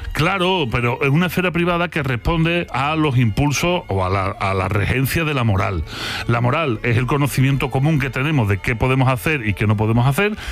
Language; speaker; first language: Spanish; native; Spanish